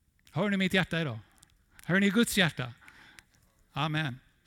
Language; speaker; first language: Swedish; native; Swedish